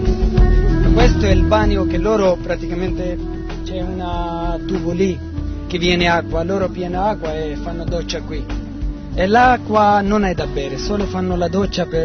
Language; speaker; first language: Italian; non-native, learner; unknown